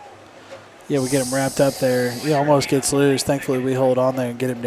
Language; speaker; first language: English; native; English